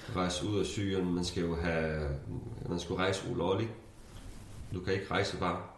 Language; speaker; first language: Danish; non-native, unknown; Kurdish